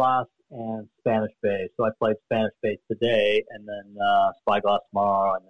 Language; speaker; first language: English; native; English